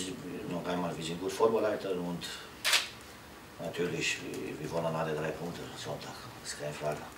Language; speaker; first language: German; non-native, learner; Romanian